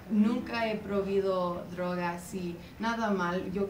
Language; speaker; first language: Spanish; early bilingual, other home language; English